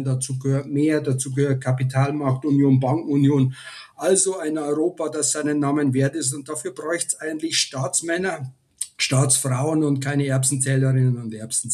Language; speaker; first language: German; native; German